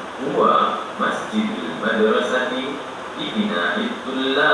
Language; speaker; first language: Arabic; non-native, learner; Indonesian